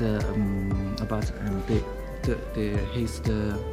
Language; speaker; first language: English; non-native, learner; Chinese